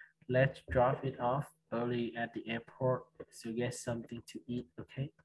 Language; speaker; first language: English; non-native, learner; Vietnamese